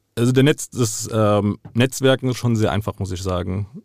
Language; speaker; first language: German; native; German